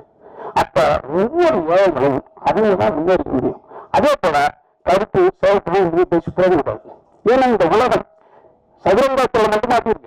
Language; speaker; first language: Tamil; native; Tamil